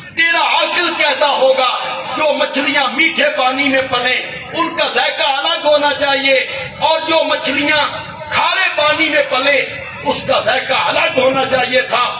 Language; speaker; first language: Urdu; non-native, local second language; Punjabi